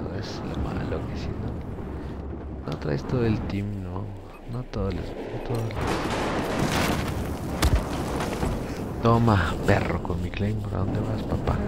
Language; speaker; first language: Spanish; native; Spanish